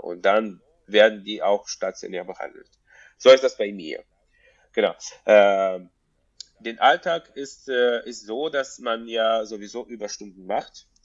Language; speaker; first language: German; non-native, fluent; Russian